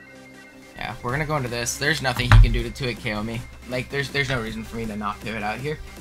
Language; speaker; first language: English; native; English